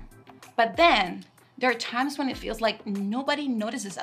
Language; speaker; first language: English; non-native, fluent; Spanish